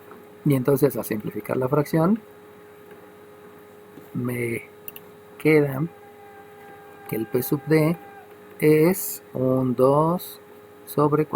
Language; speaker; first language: Spanish; native; Spanish